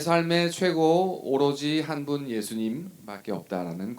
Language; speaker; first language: Korean; native; Korean